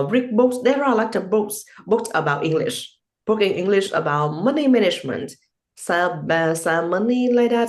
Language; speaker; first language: English; non-native, learner; Vietnamese